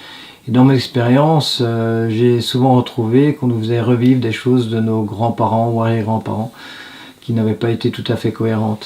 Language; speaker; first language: French; native; French